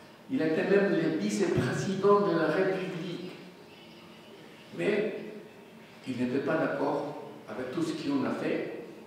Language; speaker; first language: French; non-native, fluent; Spanish